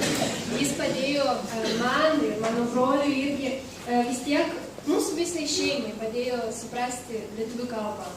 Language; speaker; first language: Lithuanian; early bilingual, other home language; Spanish